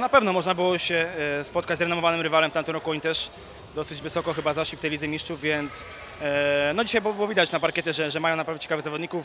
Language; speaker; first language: Polish; native; Polish